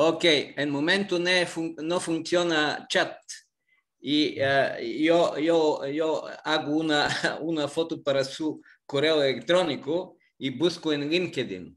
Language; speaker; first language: Spanish; non-native, learner; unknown